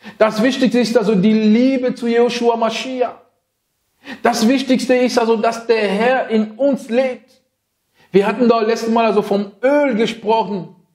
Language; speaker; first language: German; non-native, fluent; French